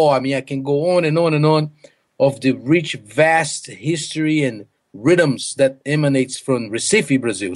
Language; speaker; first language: English; non-native, fluent; Portuguese